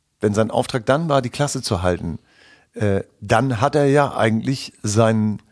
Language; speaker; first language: German; native; German